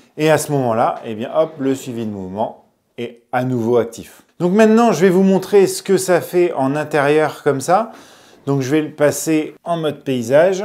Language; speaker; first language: French; native; French